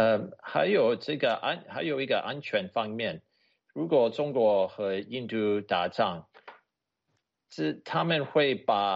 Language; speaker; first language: Chinese; non-native, fluent; English